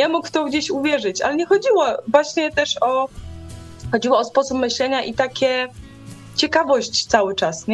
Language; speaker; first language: Polish; native; Polish